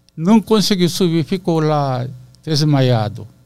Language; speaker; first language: Portuguese; non-native, learner; Korean